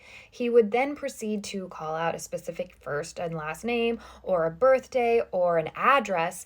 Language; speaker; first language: English; native; English